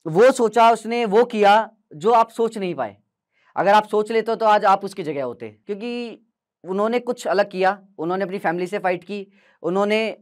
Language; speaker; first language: Hindi; native; Hindi